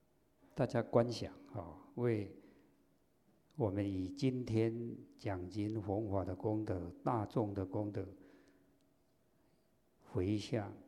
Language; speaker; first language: Chinese; native; Chinese